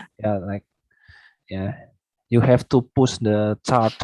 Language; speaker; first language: English; non-native, fluent; Indonesian